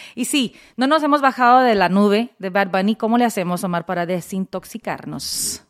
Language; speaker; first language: Spanish; early bilingual, heritage; Spanish